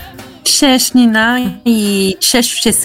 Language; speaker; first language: Polish; non-native, fluent; French